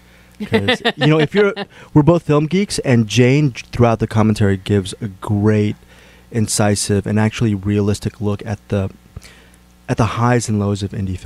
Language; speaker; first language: English; native; English